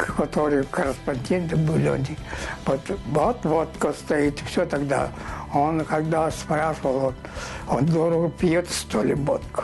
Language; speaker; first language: Russian; non-native, local second language; Yakut